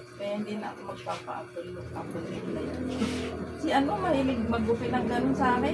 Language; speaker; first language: Filipino; native; Filipino